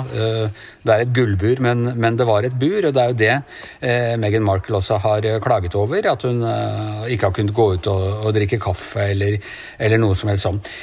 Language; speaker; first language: Norwegian; native; Norwegian